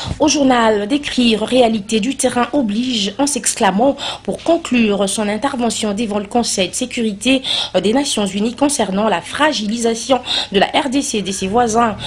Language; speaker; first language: French; non-native, local second language; Lingala